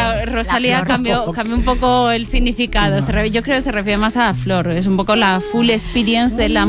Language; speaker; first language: Spanish; native; Spanish